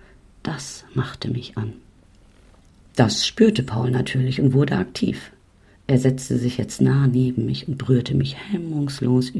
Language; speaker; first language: German; native; German